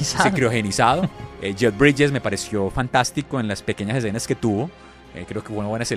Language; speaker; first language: Spanish; native; Spanish